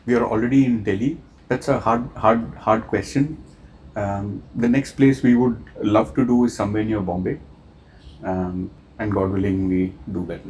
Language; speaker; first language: English; non-native, local second language; Hindi